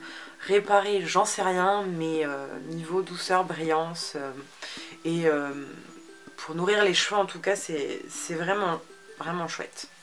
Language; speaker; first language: French; native; French